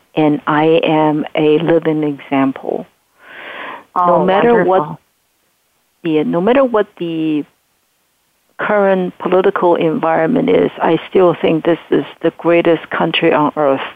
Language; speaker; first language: English; non-native, fluent; Chinese